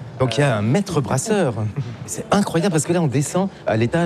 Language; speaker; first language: French; native; French